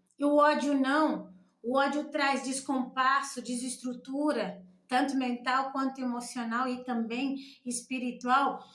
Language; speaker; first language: Portuguese; non-native, local second language; Kabuverdianu